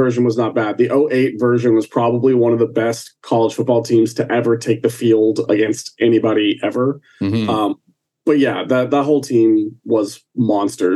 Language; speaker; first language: English; native; English